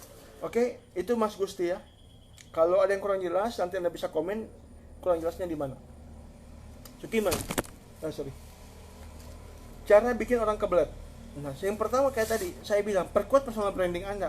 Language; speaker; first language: Indonesian; native; Indonesian